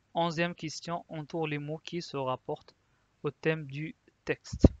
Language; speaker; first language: French; non-native, local second language; Arabic